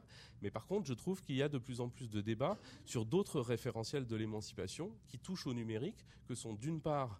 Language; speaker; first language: French; native; French